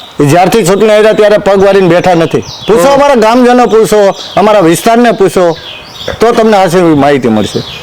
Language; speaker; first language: Gujarati; native; Gujarati